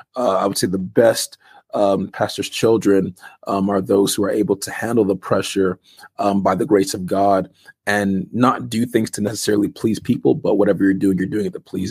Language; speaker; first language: English; native; English